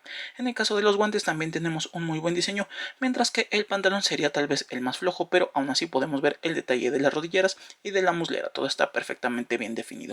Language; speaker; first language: Spanish; native; Spanish